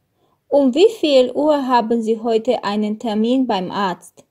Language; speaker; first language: German; non-native, fluent; Armenian